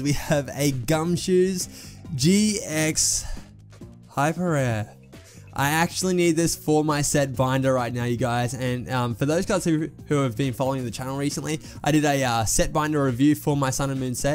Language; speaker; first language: English; native; English